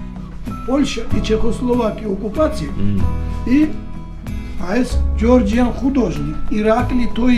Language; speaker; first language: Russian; non-native, local second language; Georgian